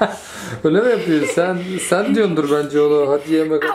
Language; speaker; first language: Turkish; native; Turkish